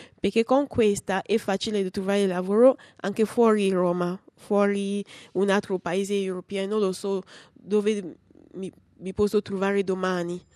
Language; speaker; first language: Italian; non-native, learner; English